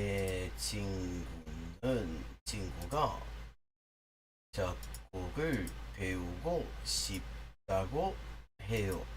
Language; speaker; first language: Korean; non-native, learner; English